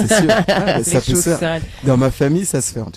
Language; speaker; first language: French; native; French